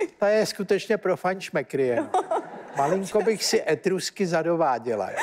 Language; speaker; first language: Czech; native; Czech